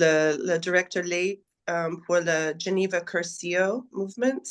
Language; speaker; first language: French; non-native, learner; English